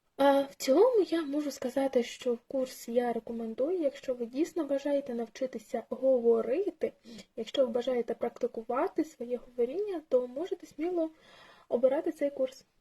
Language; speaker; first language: Ukrainian; native; Ukrainian